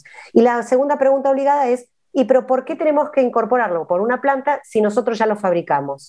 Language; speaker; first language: Spanish; native; Spanish